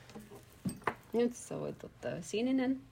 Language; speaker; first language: Finnish; non-native, learner; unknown